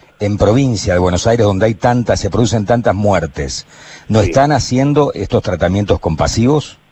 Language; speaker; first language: Spanish; native; Spanish